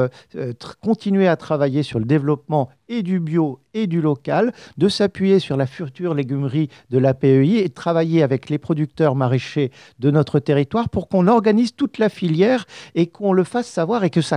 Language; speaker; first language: French; native; French